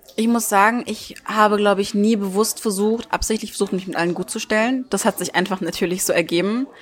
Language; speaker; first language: German; early bilingual, other home language; Turkish